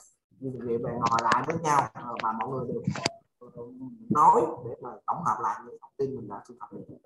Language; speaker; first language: Vietnamese; native; Vietnamese